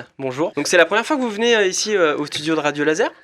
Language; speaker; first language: French; native; French